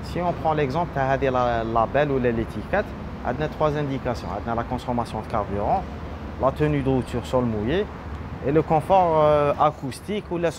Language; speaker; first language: French; non-native, local second language; Arabic